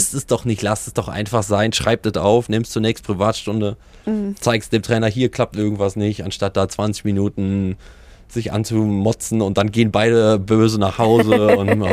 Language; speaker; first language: German; native; German